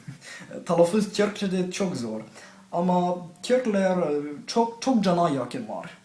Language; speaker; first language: Turkish; non-native, learner; English